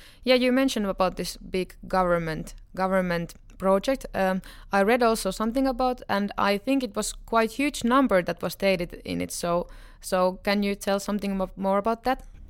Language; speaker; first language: English; non-native, fluent; Finnish